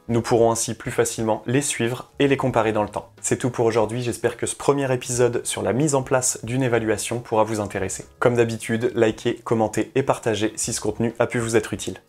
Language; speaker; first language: French; native; French